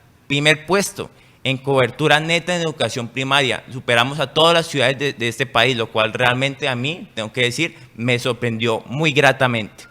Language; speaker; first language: Spanish; native; Spanish